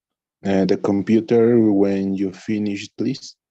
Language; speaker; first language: English; non-native, learner; Spanish